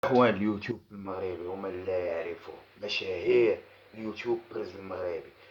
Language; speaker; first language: Arabic; native; Arabic